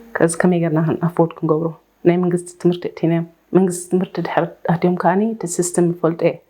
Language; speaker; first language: Tigrinya; early bilingual, heritage; Tigrinya